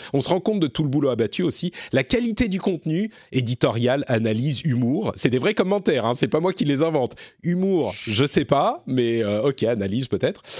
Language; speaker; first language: French; native; French